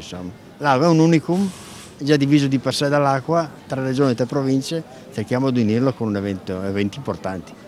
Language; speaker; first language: Italian; native; Italian